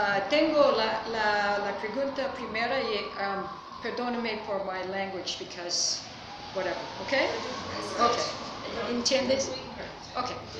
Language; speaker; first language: Spanish; non-native, learner; English